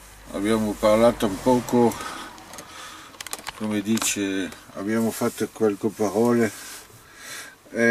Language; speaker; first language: Italian; non-native, fluent; French